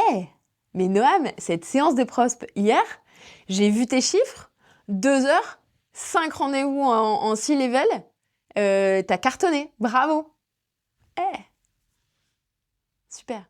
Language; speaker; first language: French; native; French